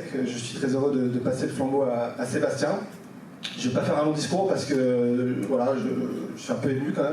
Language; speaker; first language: French; native; French